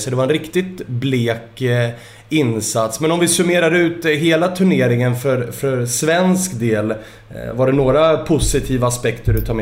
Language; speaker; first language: Swedish; native; Swedish